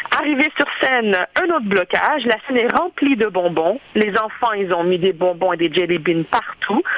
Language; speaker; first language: French; early bilingual, other home language; Haitian Creole